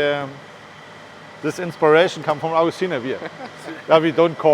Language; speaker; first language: English; non-native, learner; German